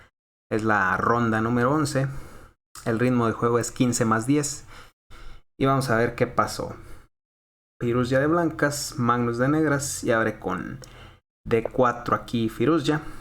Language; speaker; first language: Spanish; native; Spanish